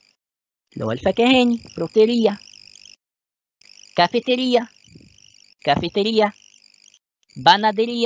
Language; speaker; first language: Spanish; non-native, fluent; Arabic